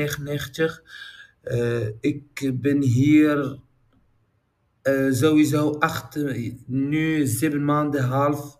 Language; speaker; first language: Dutch; non-native, learner; Arabic